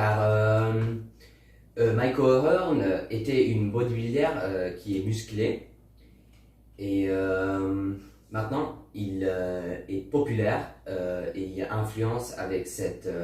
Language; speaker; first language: French; non-native, learner; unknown